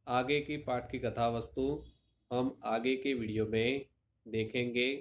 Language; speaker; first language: Hindi; non-native, local second language; Gujarati